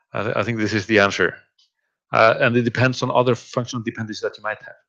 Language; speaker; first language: English; non-native, fluent; Icelandic